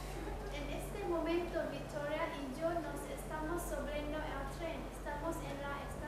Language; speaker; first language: Spanish; non-native, learner; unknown